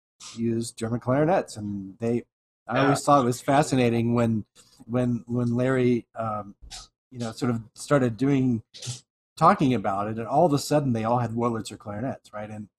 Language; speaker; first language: English; native; English